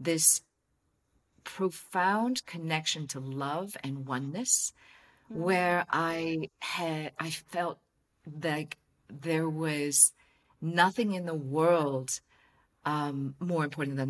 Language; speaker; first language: English; non-native, local second language; Cantonese